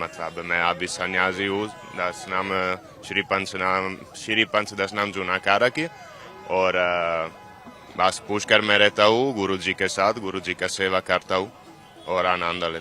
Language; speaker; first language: Hindi; non-native, learner; Italian